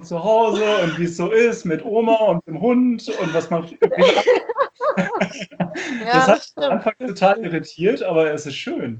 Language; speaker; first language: German; native; German